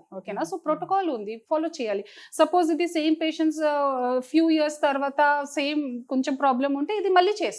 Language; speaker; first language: Telugu; non-native, learner; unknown